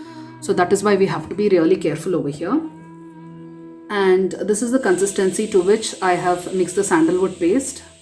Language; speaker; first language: English; non-native, local second language; Kannada